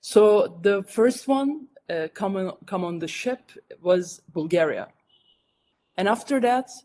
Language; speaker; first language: English; non-native, fluent; Turkish